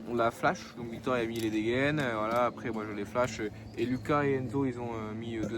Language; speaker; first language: French; native; French